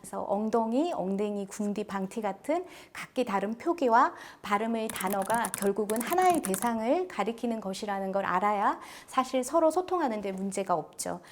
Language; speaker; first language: Korean; native; Korean